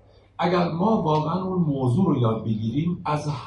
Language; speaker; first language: Persian; native; Persian